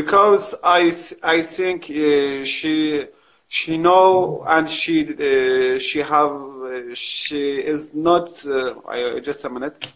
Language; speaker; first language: English; non-native, learner; Kurdish